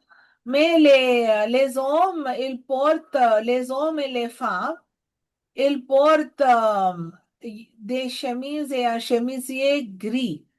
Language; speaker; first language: French; non-native, fluent; Telugu